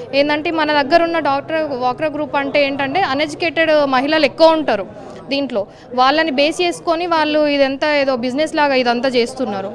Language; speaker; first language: Telugu; native; Telugu